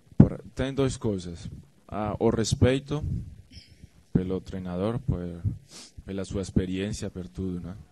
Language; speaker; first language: Portuguese; non-native, fluent; Spanish